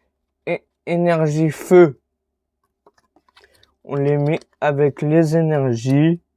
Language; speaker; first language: French; native; French